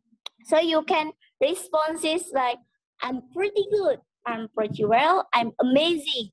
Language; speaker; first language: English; non-native, learner; Indonesian